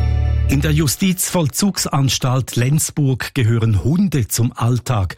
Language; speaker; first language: German; native; German